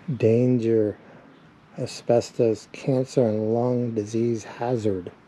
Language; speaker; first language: English; native; English